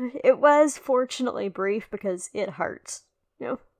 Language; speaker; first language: English; native; English